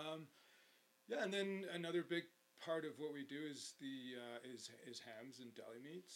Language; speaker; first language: English; native; English